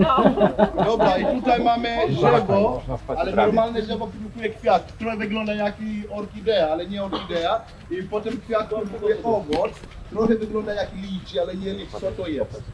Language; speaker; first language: Polish; non-native, learner; Swahili